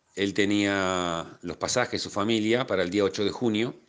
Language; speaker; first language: Spanish; native; Spanish